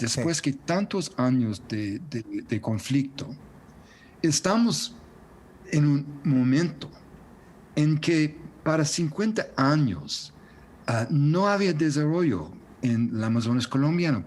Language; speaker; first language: Spanish; non-native, fluent; English